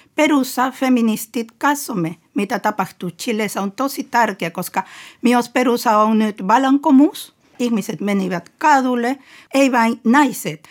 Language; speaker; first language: Finnish; non-native, fluent; Spanish